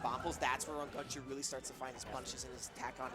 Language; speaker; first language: English; native; English